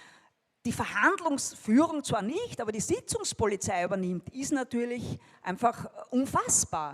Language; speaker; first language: German; native; German